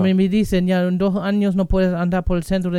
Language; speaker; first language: Spanish; non-native, fluent; German